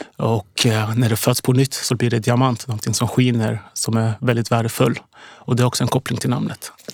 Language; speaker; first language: Swedish; early bilingual, other home language; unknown